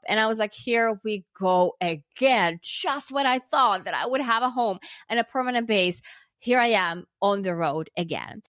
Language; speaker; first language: English; non-native, fluent; Finnish